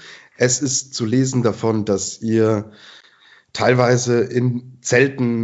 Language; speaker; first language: German; native; German